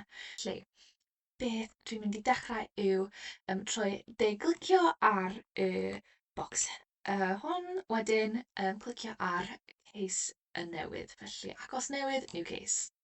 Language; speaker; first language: Welsh; non-native, local second language; English